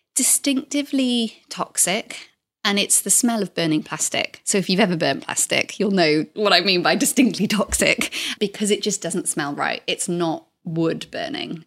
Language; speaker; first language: English; native; English